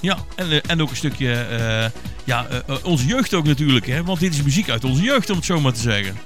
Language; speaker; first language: Dutch; native; Dutch